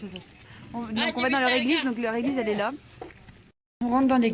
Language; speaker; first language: French; native; French